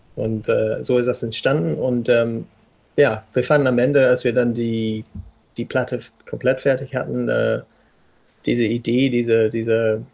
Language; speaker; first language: German; non-native, fluent; English